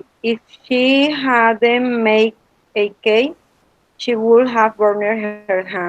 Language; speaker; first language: English; non-native, learner; Spanish